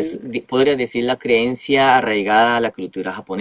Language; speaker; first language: Spanish; non-native, fluent; Japanese